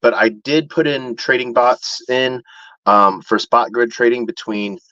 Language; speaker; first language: English; native; English